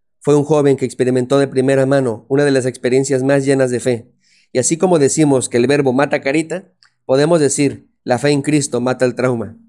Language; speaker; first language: Spanish; native; Spanish